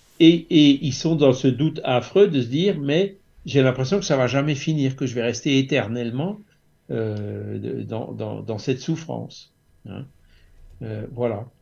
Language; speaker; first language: French; native; French